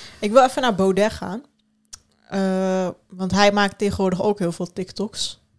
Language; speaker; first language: Dutch; early bilingual, other home language; Turkish